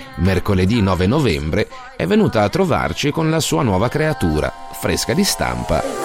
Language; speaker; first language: Italian; native; Italian